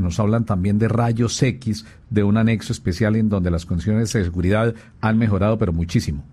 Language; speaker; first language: Spanish; native; Spanish